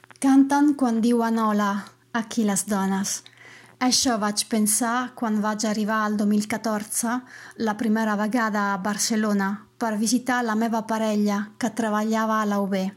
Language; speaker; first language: Catalan; non-native, fluent; Italian